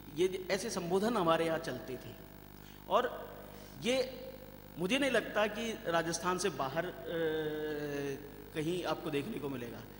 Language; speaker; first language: Hindi; native; Hindi